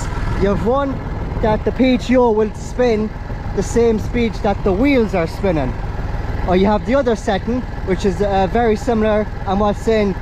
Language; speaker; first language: English; native; English